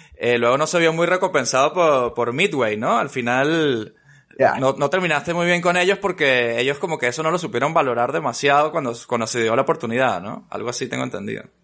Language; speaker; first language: Spanish; native; Spanish